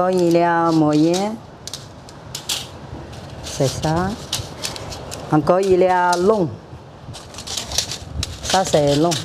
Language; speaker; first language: French; non-native, learner; Chinese